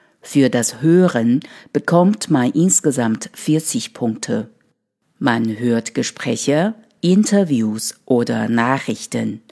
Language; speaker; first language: German; non-native, fluent; Chinese